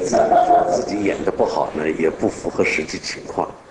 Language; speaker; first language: Chinese; native; Chinese